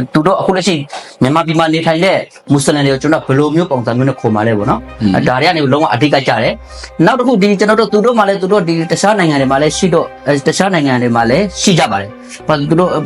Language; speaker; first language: Burmese; non-native, local second language; Rohingya